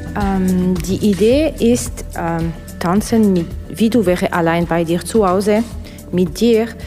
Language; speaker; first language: German; non-native, fluent; Russian